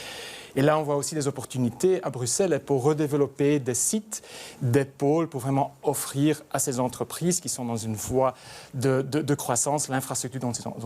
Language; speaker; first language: French; native; French